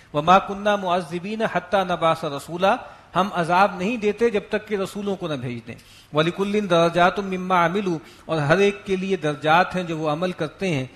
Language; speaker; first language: Urdu; native; Urdu